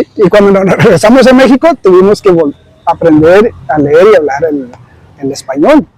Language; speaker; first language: Spanish; early bilingual, heritage; Spanish